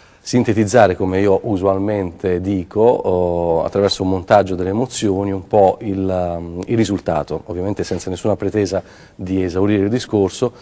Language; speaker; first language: Italian; native; Italian